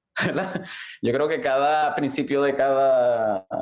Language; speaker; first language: Spanish; native; Spanish